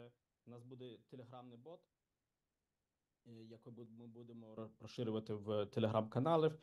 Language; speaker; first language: Ukrainian; non-native, local second language; Russian